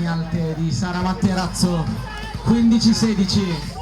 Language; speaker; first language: Italian; native; Italian